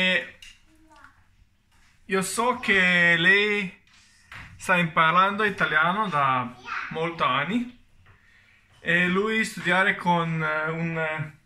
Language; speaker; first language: Italian; non-native, learner; Russian